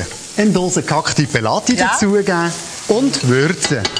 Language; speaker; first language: German; native; German